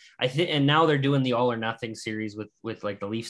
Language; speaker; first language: English; native; English